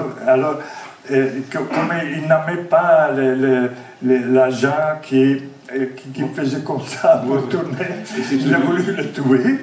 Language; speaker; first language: French; non-native, fluent; Italian